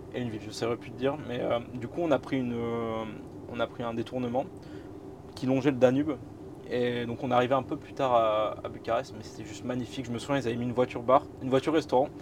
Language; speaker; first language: French; native; French